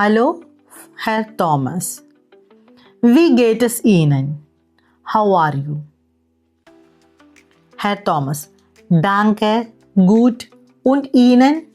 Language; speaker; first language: German; non-native, fluent; Malayalam